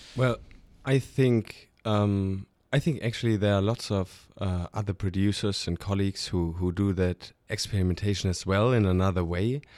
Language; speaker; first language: English; non-native, fluent; German